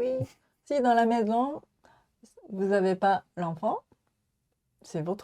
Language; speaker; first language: French; non-native, learner; Japanese